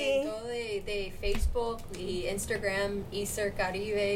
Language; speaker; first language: Spanish; non-native, learner; English